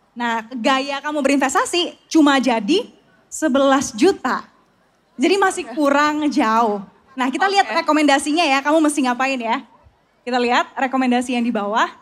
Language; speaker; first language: Indonesian; native; Indonesian